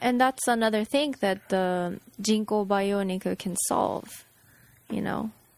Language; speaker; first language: English; non-native, fluent; Japanese